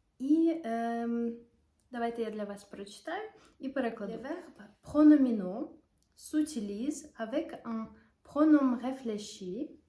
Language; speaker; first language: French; non-native, fluent; Ukrainian